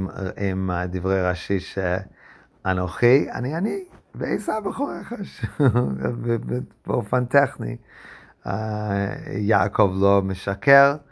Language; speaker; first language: Hebrew; non-native, fluent; English